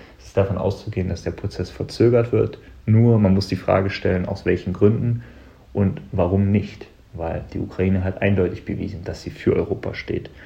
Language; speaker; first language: German; early bilingual, other home language; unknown